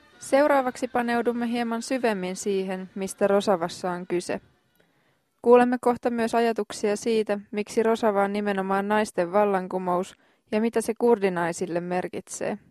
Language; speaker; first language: Finnish; native; Finnish